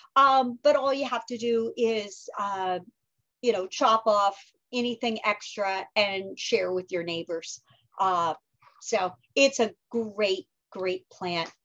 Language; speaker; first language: English; native; English